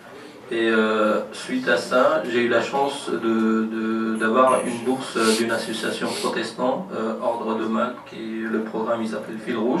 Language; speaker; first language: French; non-native, fluent; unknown